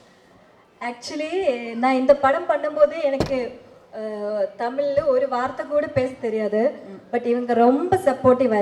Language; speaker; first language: Tamil; non-native, learner; Malayalam